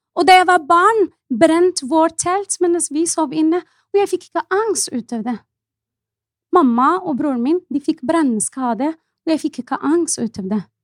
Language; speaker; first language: Norwegian; non-native, fluent; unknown